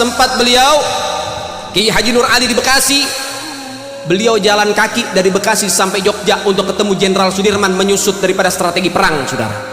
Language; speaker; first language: Indonesian; native; Indonesian